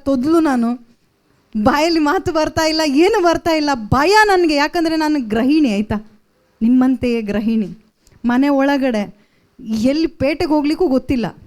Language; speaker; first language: Kannada; non-native, local second language; Konkani